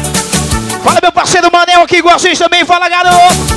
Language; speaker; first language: Portuguese; native; Portuguese